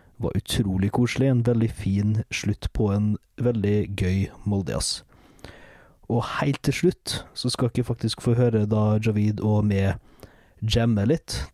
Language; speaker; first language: Norwegian; native; Norwegian